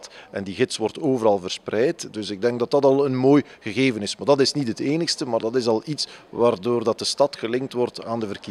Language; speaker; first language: Dutch; native; Dutch